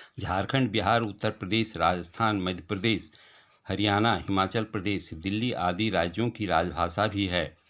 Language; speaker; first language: Hindi; native; Hindi